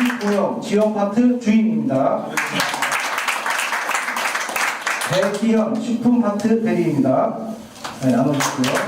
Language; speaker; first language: Korean; native; Korean